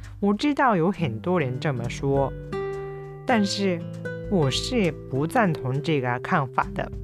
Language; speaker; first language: Chinese; non-native, fluent; Japanese